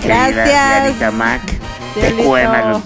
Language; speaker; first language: Spanish; native; Spanish